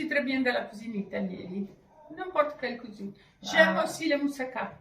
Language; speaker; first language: French; non-native, fluent; Italian